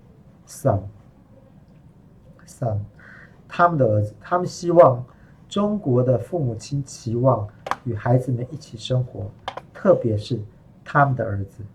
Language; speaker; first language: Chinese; non-native, fluent; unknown